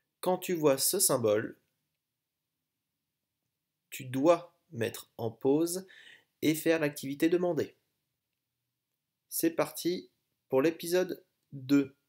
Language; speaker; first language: French; native; French